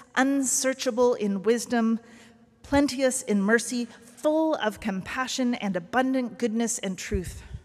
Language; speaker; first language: English; native; English